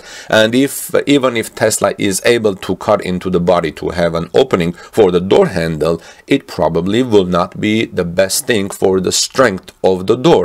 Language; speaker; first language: English; non-native, fluent; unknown